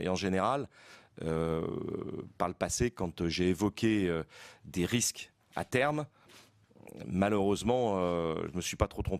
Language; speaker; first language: French; native; French